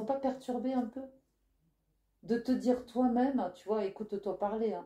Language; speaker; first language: French; native; French